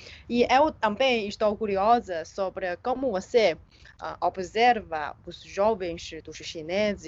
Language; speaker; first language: Portuguese; non-native, fluent; Chinese